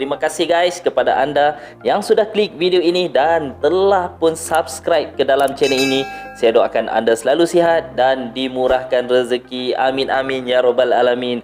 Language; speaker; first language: Malay; native; Malay